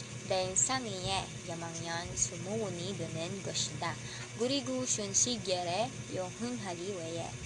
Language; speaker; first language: Korean; non-native, learner; Filipino